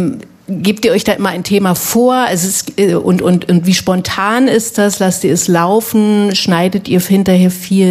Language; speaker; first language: German; native; German